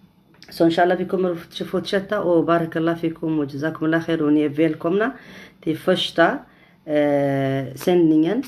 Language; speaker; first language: Swedish; non-native, fluent; Arabic